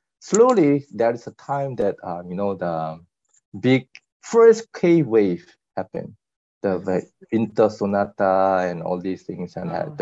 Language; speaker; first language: English; non-native, fluent; Korean